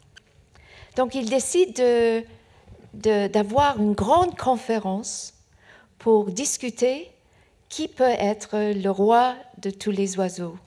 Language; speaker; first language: French; non-native, fluent; Persian